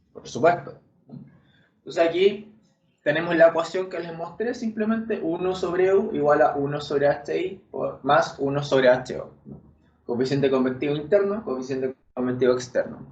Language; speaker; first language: Spanish; native; Spanish